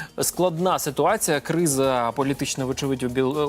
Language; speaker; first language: Ukrainian; native; Ukrainian